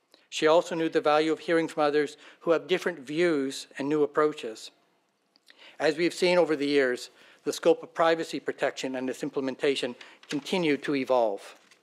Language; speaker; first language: English; native; English